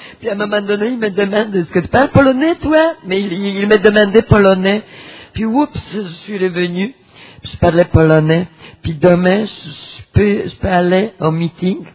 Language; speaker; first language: French; non-native, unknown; Polish